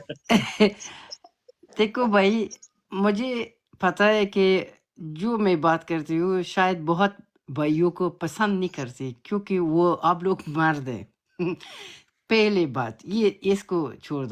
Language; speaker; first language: Hindi; non-native, learner; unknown